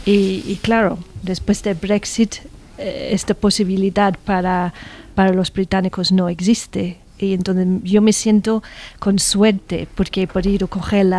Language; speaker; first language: Spanish; non-native, fluent; English